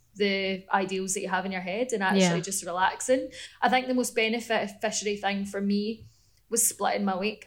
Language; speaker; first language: English; native; English